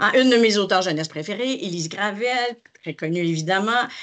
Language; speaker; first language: French; native; French